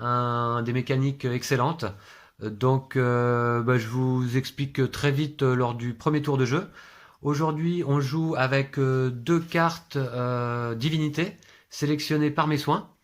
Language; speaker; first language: French; native; French